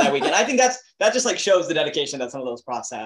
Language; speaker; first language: English; native; English